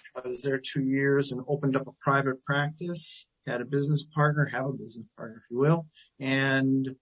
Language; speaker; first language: English; native; English